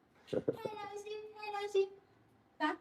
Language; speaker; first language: English; non-native, learner; Vietnamese